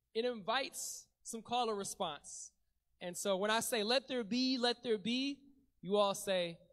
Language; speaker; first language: English; native; English